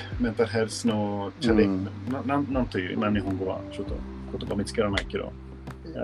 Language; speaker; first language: Japanese; non-native, learner; Swedish